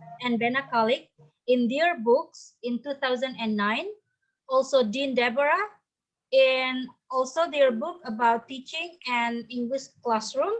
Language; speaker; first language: English; non-native, fluent; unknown